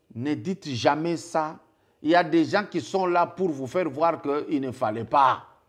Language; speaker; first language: French; non-native, local second language; Lingala